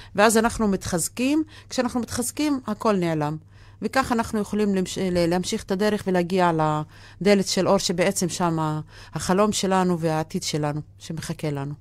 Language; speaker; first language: Hebrew; non-native, local second language; Arabic